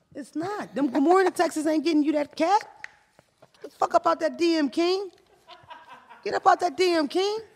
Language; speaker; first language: English; native; English